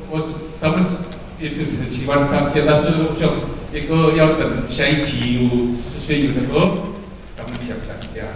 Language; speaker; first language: Chinese; early bilingual, heritage; Chinese